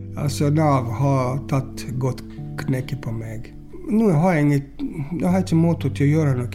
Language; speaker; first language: Norwegian; non-native, learner; Greek